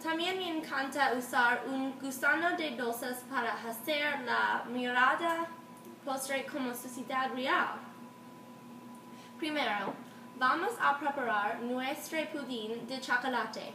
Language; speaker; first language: Spanish; non-native, learner; English